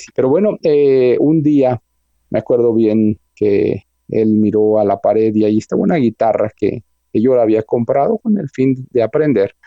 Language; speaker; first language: Spanish; native; Spanish